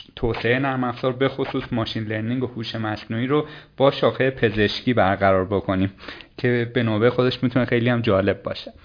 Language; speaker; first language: Persian; native; Persian